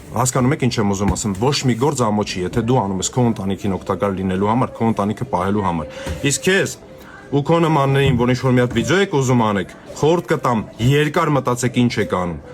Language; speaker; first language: Armenian; native; Armenian